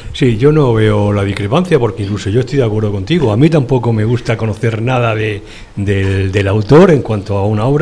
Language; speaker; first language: Spanish; native; Spanish